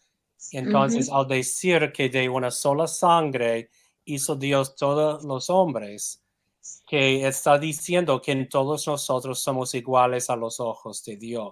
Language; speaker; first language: Spanish; non-native, fluent; English